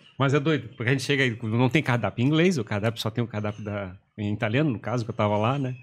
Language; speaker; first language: Portuguese; native; Portuguese